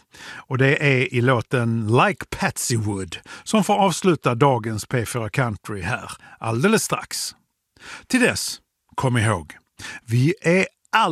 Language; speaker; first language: Swedish; native; Swedish